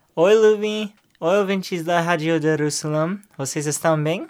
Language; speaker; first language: Portuguese; non-native, learner; English